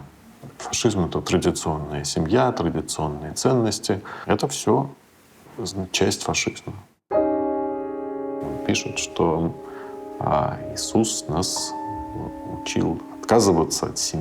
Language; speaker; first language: Russian; native; Russian